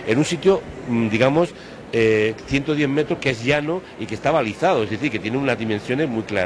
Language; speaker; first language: Spanish; native; Spanish